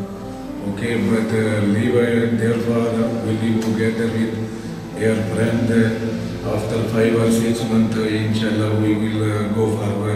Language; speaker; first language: English; non-native, learner; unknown